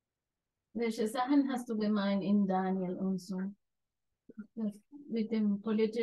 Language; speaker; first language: German; non-native, fluent; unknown